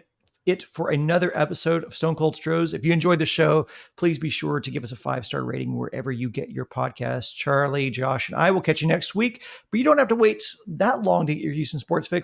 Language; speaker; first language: English; native; English